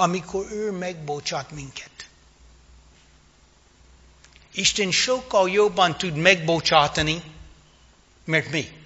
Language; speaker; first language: Hungarian; non-native, fluent; English